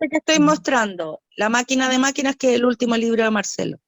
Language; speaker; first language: Spanish; native; Spanish